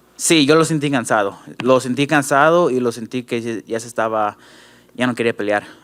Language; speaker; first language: Spanish; early bilingual, heritage; Spanish